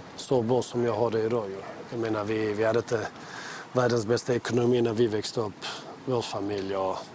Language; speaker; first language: Swedish; early bilingual, other home language; Serbian